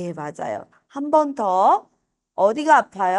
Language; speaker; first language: Korean; non-native, fluent; Spanish